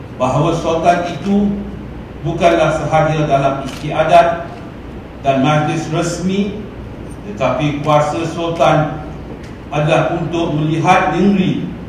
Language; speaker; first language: Malay; native; Malay